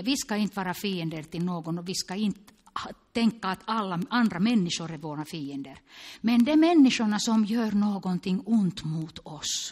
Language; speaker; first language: Swedish; non-native, local second language; Finnish